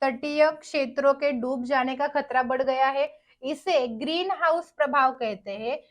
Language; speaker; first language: Hindi; non-native, local second language; Marathi